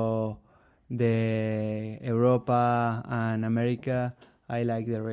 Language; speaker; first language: English; non-native, learner; Spanish